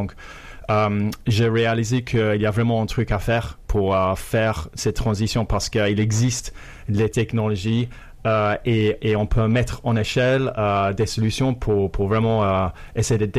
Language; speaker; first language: French; non-native, fluent; English